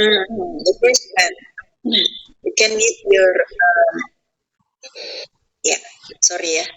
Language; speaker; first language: English; non-native, fluent; Indonesian